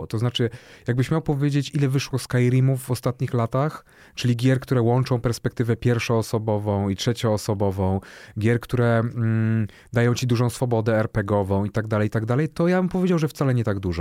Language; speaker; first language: Polish; native; Polish